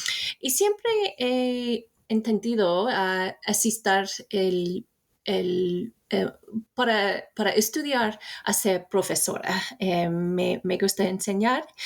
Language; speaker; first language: Spanish; non-native, fluent; English